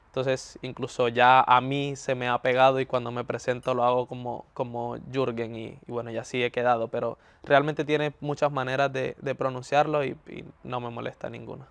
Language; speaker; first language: Spanish; native; Spanish